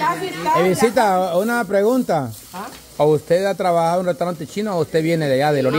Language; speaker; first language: Spanish; native; Spanish